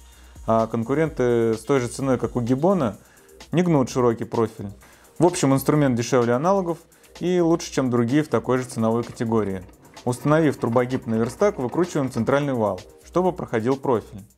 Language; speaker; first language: Russian; native; Russian